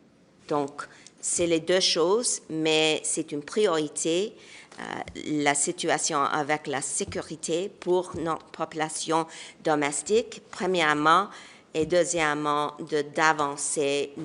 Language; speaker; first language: French; non-native, local second language; English